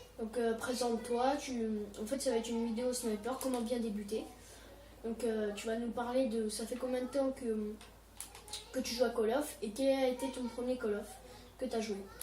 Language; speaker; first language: French; native; French